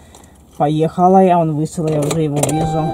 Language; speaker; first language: Russian; native; Russian